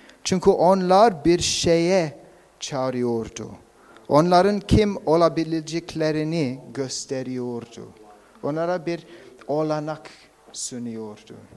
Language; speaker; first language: Turkish; non-native, fluent; English